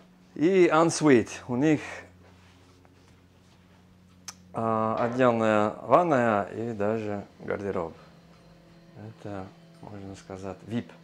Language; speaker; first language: Russian; non-native, learner; English